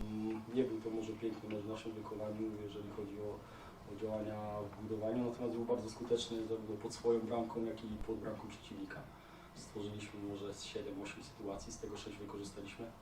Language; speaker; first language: Polish; native; Polish